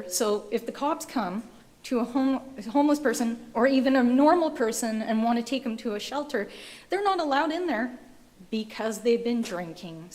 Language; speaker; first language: English; native; English